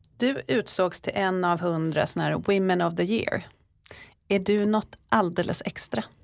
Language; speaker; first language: Swedish; native; Swedish